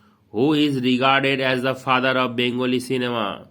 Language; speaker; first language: English; non-native, local second language; Bangla